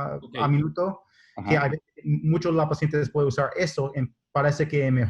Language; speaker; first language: Spanish; non-native, learner; English